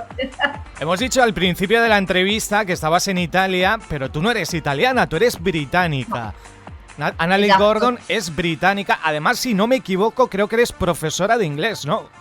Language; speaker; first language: Spanish; native; Spanish